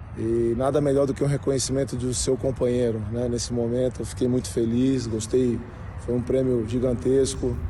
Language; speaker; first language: Portuguese; native; Portuguese